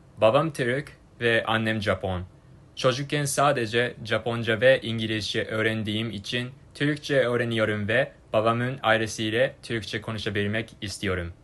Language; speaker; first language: Turkish; non-native, learner; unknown